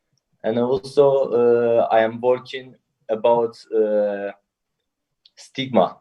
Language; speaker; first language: English; non-native, learner; Turkish